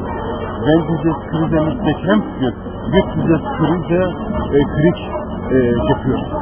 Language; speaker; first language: German; non-native, learner; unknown